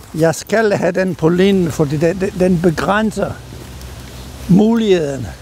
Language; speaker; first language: Danish; non-native, fluent; Italian